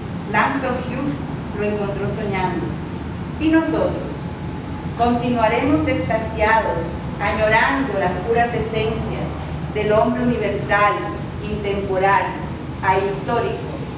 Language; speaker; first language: Spanish; native; Spanish